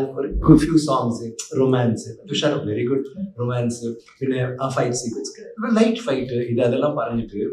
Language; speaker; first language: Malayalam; non-native, learner; Tamil